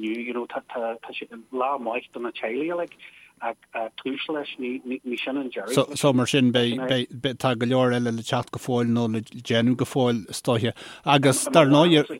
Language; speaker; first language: Irish; native; Irish